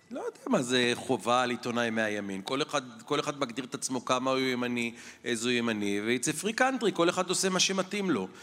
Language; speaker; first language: Hebrew; native; Hebrew